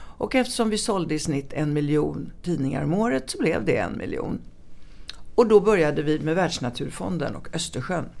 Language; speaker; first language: Swedish; early bilingual, other home language; Italian